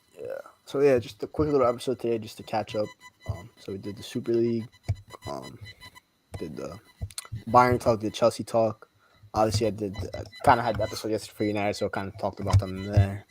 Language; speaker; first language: English; native; English